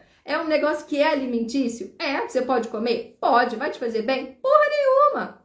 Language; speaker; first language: Portuguese; native; Portuguese